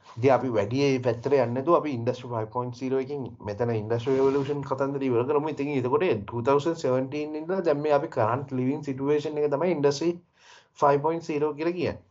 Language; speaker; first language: Sinhala; native; Sinhala